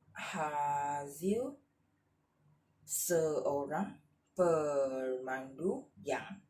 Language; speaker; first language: Malay; non-native, local second language; Chinese